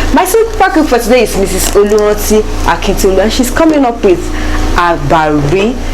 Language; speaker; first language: English; non-native, local second language; Yoruba